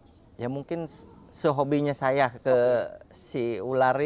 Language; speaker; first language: Indonesian; native; Indonesian